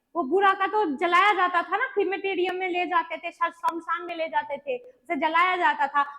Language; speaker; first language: Hindi; non-native, local second language; Bangla